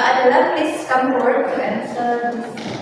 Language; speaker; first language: English; non-native, learner; Indonesian